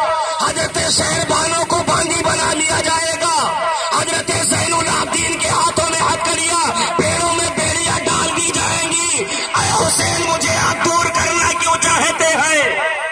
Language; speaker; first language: Urdu; native; Urdu